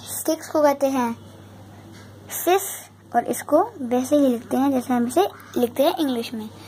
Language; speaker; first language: Hindi; native; Hindi